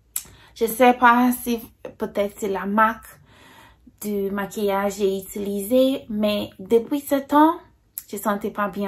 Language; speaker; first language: French; non-native, fluent; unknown